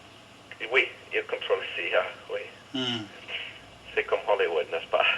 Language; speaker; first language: French; non-native, fluent; English